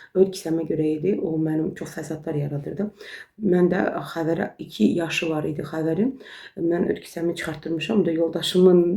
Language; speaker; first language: Azerbaijani; non-native, local second language; Talysh